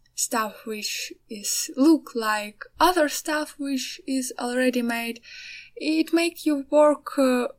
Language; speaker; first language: English; non-native, fluent; Ukrainian